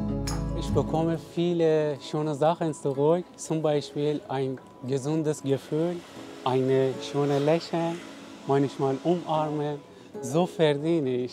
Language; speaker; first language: German; non-native, learner; Persian